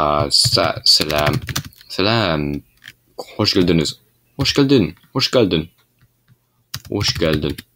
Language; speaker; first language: Turkish; non-native, learner; English